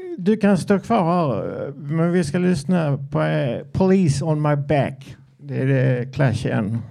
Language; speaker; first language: Swedish; native; Swedish